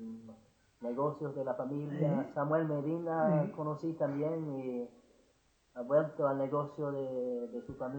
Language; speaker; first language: Spanish; non-native, fluent; English